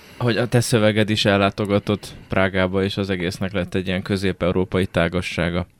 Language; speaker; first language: Hungarian; native; Hungarian